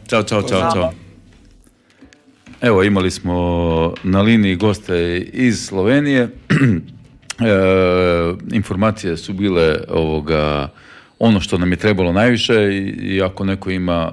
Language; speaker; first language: Serbian; native; Serbian